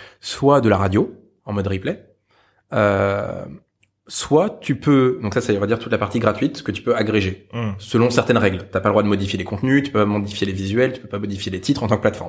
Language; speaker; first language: French; native; French